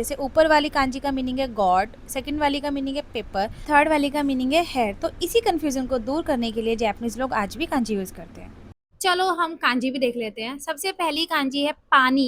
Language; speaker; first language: Hindi; native; Hindi